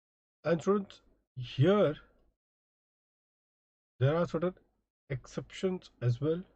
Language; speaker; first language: English; non-native, local second language; Hindi